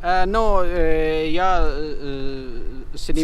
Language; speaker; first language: Russian; non-native, learner; Urdu